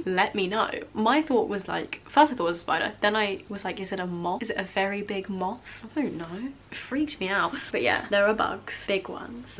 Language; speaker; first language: English; native; English